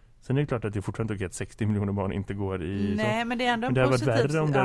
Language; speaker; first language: Swedish; native; Swedish